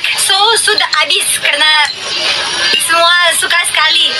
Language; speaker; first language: Indonesian; non-native, learner; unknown